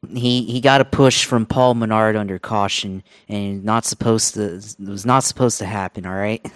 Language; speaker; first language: English; native; English